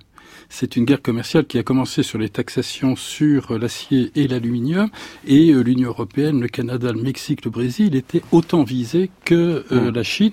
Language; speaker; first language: French; native; French